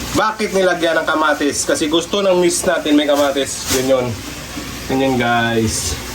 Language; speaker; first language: Filipino; non-native, local second language; Hiligaynon